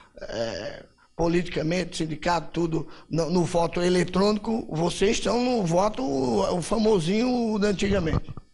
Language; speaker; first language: Portuguese; native; Portuguese